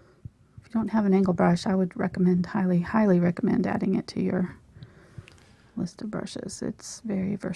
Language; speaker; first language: English; native; English